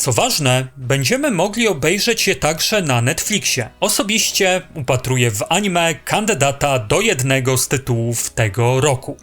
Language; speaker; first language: Polish; native; Polish